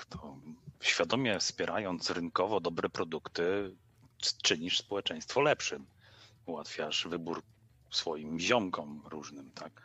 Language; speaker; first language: Polish; native; Polish